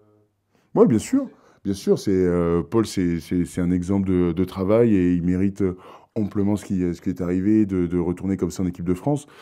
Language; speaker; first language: French; native; French